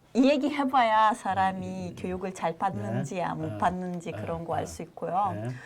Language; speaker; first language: Korean; non-native, fluent; Russian